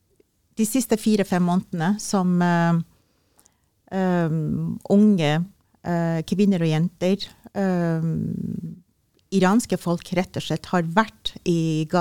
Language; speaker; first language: Norwegian; non-native, fluent; Persian